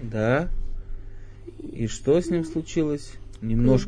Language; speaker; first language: Russian; native; Russian